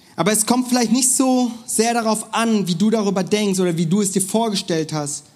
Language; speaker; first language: German; non-native, fluent; Korean